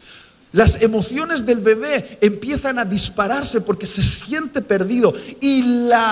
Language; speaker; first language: Spanish; native; Spanish